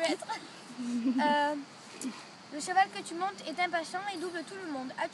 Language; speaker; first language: French; native; French